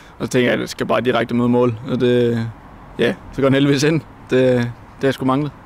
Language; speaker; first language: Danish; native; Danish